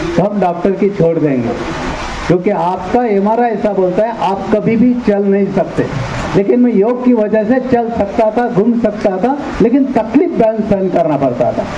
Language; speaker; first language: Hindi; non-native, local second language; Marathi